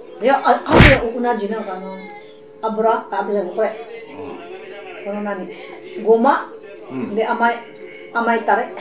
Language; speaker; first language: Japanese; native; Japanese